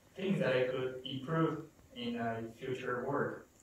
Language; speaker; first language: English; non-native, fluent; Portuguese